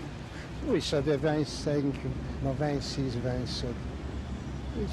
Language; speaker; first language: French; non-native, learner; Hungarian